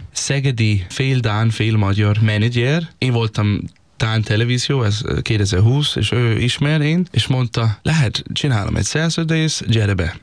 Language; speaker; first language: Hungarian; non-native, learner; Danish